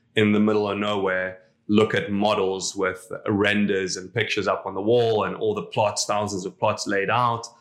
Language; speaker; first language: English; non-native, local second language; Afrikaans